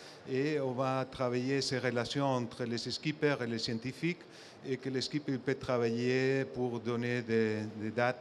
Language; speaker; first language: French; non-native, fluent; Spanish